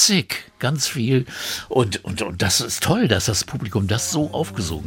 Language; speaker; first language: German; native; German